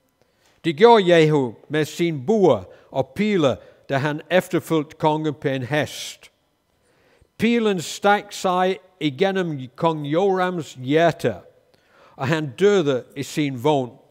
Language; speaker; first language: Danish; non-native, fluent; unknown